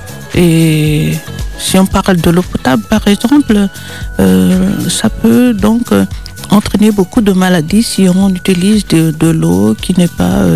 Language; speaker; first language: French; non-native, local second language; Malagasy